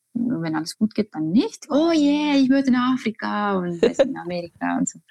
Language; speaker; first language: German; non-native, fluent; Estonian